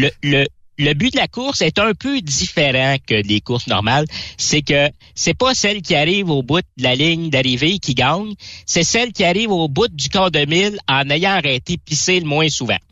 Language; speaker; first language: French; native; French